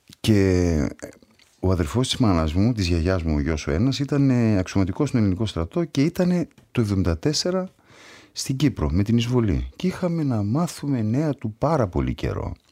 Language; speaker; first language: Greek; native; Greek